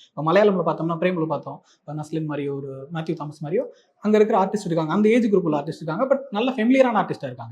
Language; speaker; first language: Tamil; native; Tamil